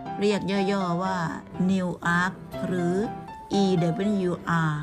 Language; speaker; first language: Thai; native; Thai